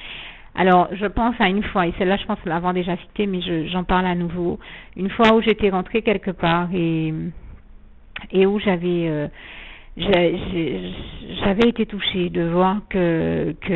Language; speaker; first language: French; native; French